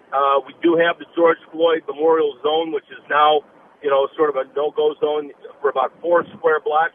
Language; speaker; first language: English; native; English